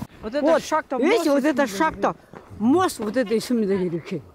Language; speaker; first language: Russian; non-native, local second language; Korean